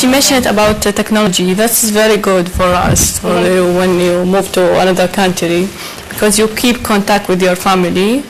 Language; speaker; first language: English; non-native, learner; Arabic